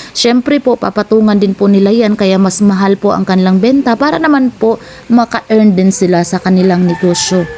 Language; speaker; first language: Filipino; non-native, local second language; Cebuano